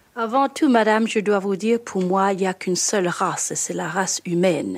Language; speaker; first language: French; non-native, fluent; English